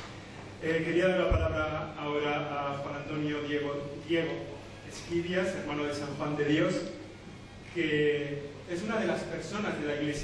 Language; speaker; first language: Spanish; native; Spanish